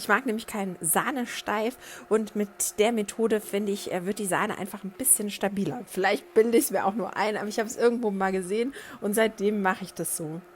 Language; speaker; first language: German; native; German